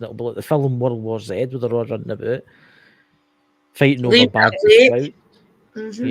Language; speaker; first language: English; native; English